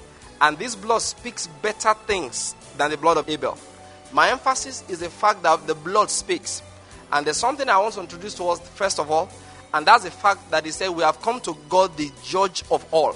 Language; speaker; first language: English; non-native, local second language; Igbo